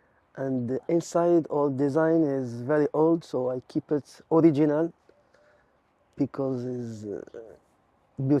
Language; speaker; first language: English; non-native, learner; Arabic